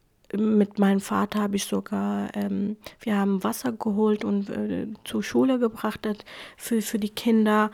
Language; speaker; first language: German; non-native, fluent; Kurdish